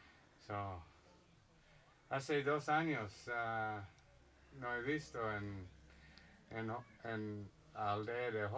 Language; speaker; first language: Spanish; non-native, learner; English